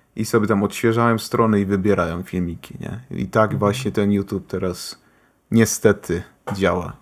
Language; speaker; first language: Polish; early bilingual, heritage; German